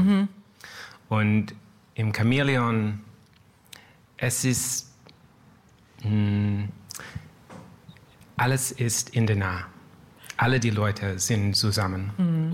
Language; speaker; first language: German; non-native, learner; French